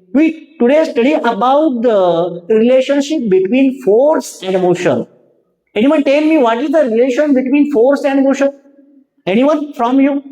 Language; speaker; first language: English; non-native, local second language; Marathi